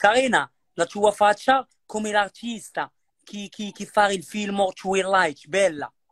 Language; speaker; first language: Italian; non-native, learner; Arabic